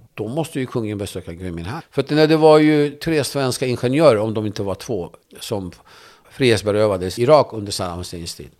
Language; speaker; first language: Swedish; non-native, fluent; Kurdish